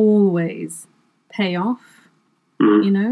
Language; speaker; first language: English; non-native, local second language; Welsh